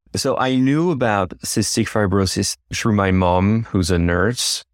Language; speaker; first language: English; non-native, fluent; French